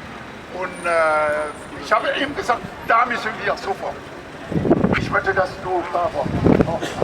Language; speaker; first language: German; non-native, learner; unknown